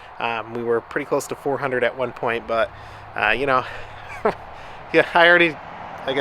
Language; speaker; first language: English; native; English